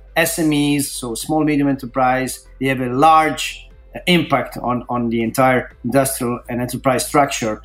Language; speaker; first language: English; non-native, fluent; Italian